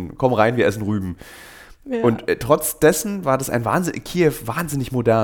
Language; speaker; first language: German; native; German